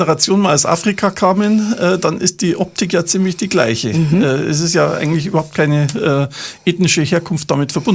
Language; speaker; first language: German; native; German